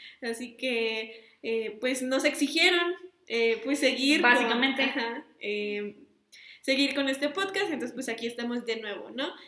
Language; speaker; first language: Spanish; native; Spanish